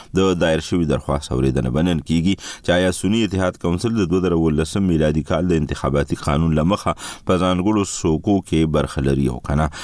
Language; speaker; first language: Pashto; native; Pashto